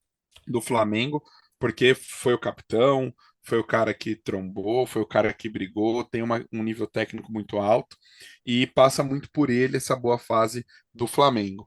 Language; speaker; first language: Portuguese; native; Portuguese